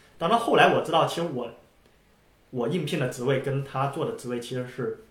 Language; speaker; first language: Chinese; non-native, local second language; Cantonese